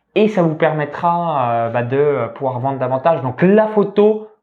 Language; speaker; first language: French; native; French